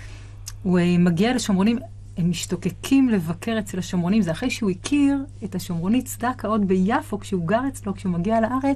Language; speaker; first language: Hebrew; native; Hebrew